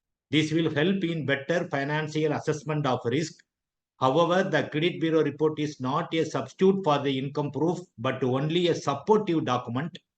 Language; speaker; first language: English; non-native, local second language; Tamil